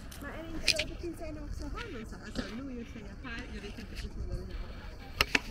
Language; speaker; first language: Swedish; non-native, learner; Russian